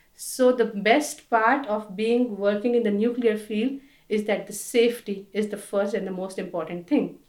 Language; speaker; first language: English; non-native, local second language; Hindi